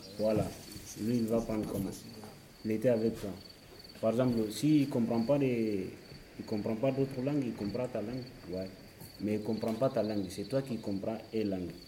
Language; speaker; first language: French; non-native, learner; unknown